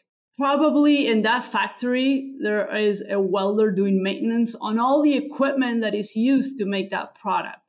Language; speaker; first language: English; non-native, fluent; Spanish